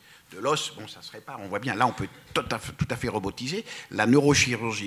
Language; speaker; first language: French; native; French